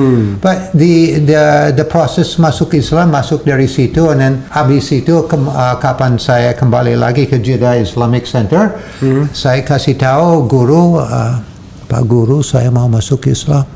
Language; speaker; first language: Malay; non-native, fluent; English